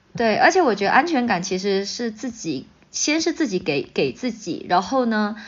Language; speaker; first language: Chinese; native; Chinese